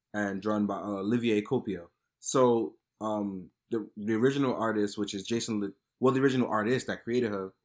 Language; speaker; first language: English; native; English